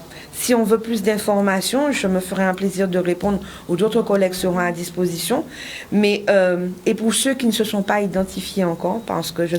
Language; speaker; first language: French; native; French